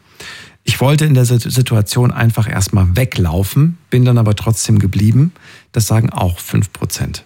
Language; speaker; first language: German; native; German